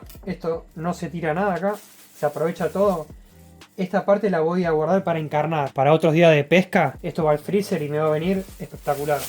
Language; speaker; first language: Spanish; native; Spanish